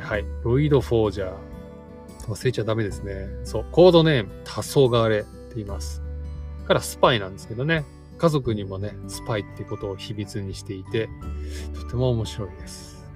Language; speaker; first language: Japanese; native; Japanese